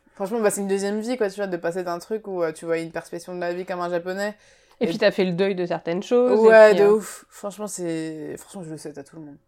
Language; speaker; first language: French; early bilingual, other home language; Japanese